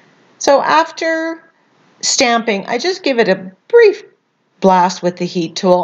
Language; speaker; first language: English; native; English